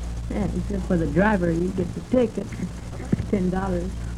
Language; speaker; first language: English; early bilingual, other home language; Spanish